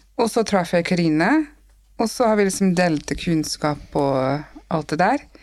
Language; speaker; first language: Norwegian; non-native, fluent; English